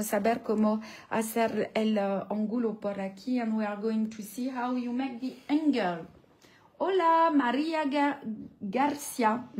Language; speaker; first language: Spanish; non-native, learner; French